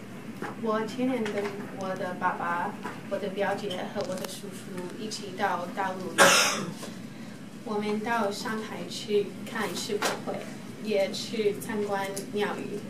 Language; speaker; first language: Chinese; early bilingual, heritage; Chinese